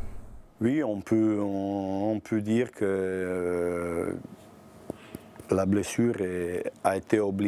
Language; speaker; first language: French; non-native, fluent; Bosnian